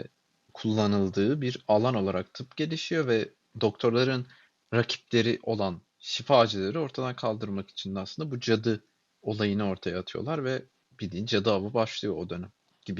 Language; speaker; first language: Turkish; native; Turkish